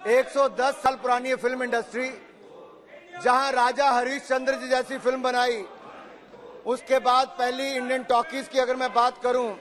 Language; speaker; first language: Hindi; native; Hindi